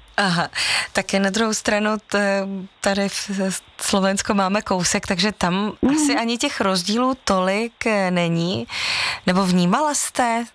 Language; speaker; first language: Czech; native; Czech